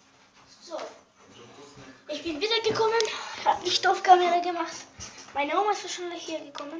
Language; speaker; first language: German; non-native, learner; Bulgarian